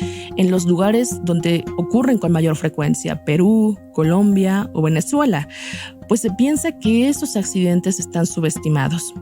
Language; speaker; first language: Spanish; native; Spanish